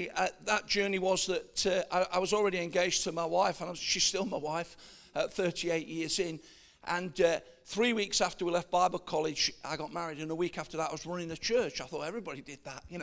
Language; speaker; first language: English; native; English